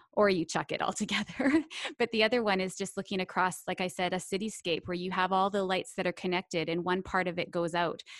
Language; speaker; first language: English; native; English